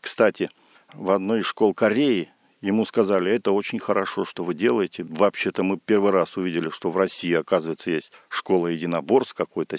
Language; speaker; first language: Russian; native; Russian